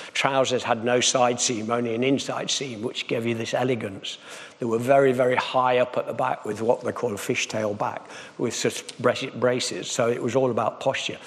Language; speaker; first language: English; native; English